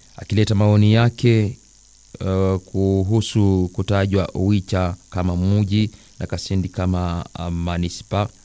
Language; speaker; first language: Swahili; non-native, local second language; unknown